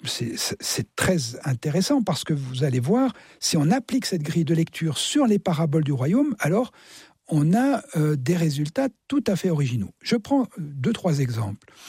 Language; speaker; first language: French; native; French